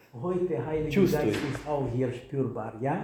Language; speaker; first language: German; non-native, learner; Russian